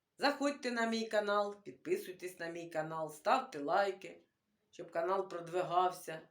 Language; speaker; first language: Ukrainian; non-native, local second language; Russian